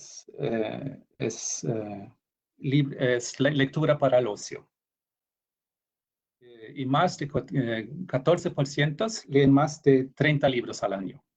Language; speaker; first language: Spanish; non-native, fluent; Norwegian